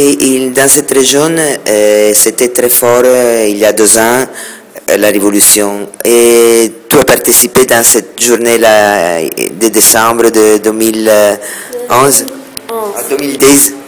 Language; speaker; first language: French; non-native, fluent; Italian